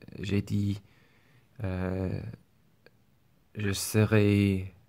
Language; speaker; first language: French; non-native, learner; English